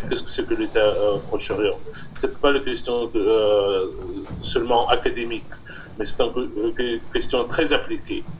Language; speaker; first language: French; non-native, fluent; Russian